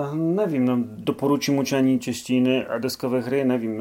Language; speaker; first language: Czech; non-native, learner; Polish